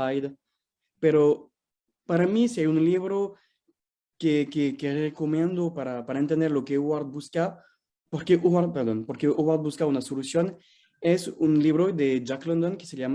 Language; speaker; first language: Spanish; non-native, fluent; French